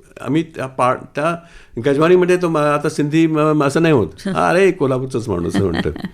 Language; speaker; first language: Marathi; non-native, local second language; Sindhi